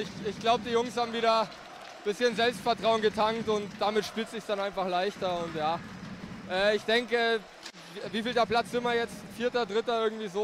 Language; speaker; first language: German; native; German